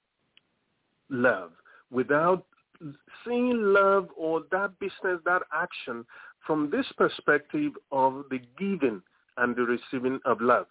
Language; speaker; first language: English; non-native, local second language; Yoruba